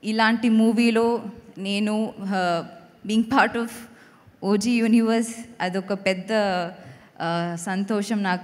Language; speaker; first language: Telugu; non-native, learner; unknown